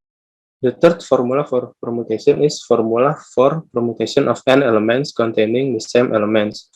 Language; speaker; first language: English; non-native, learner; Indonesian